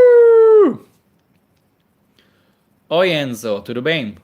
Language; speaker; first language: Portuguese; non-native, learner; German